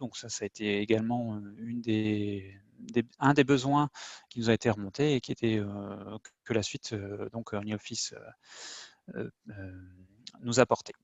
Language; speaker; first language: French; native; French